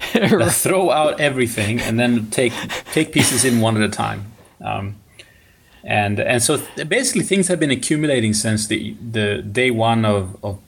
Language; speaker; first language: English; non-native, fluent; Swedish